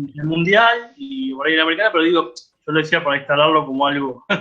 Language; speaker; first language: Spanish; native; Spanish